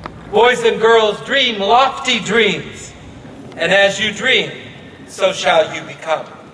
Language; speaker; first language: English; native; English